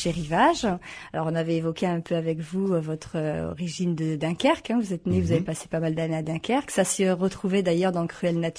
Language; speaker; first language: French; native; French